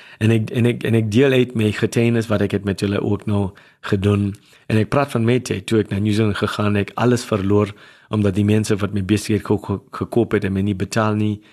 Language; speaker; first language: Afrikaans; non-native, local second language; English